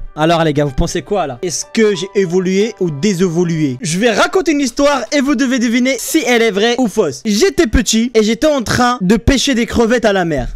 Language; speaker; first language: French; early bilingual, other home language; Arabic